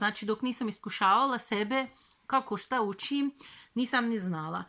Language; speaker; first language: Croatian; non-native, fluent; Turkish